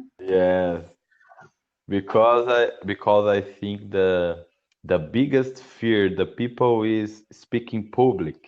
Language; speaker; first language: English; non-native, learner; Portuguese